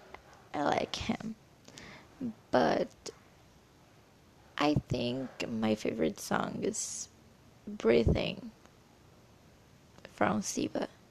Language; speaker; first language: English; non-native, learner; Portuguese